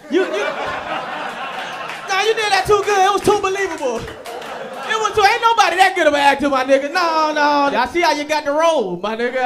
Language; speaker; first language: English; native; English